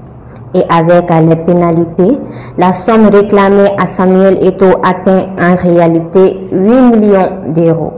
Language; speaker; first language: French; non-native, local second language; Bambara